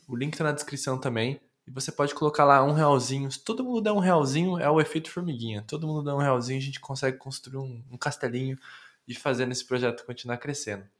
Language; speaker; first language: Portuguese; native; Portuguese